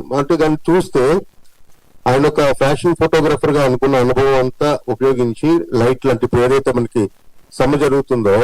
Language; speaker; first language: Telugu; native; Telugu